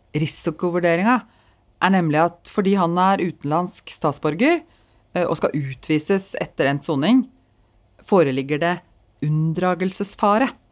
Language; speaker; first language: Norwegian; native; Norwegian